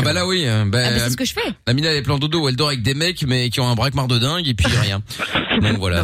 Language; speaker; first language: French; native; French